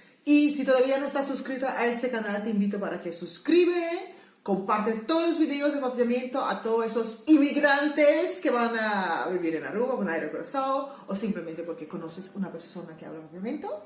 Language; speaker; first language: Spanish; non-native, fluent; Papiamento